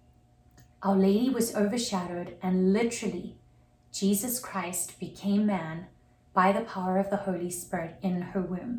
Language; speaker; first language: English; native; English